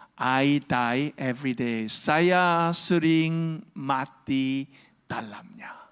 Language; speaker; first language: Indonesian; non-native, learner; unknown